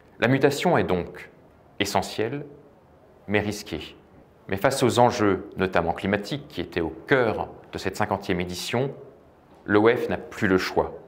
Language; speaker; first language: French; native; French